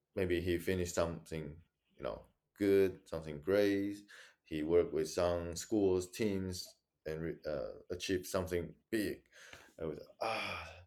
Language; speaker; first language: English; non-native, learner; Chinese